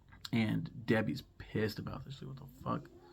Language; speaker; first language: English; native; English